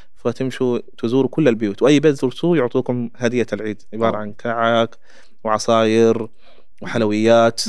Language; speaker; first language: Arabic; non-native, local second language; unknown